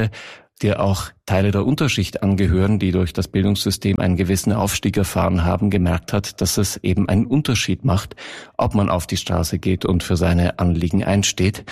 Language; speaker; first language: German; native; German